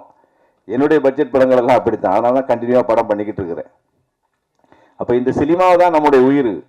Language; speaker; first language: Tamil; native; Tamil